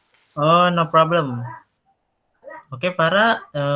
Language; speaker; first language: English; non-native, local second language; Indonesian